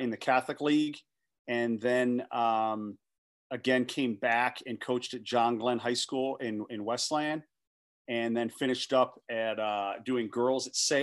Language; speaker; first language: English; native; English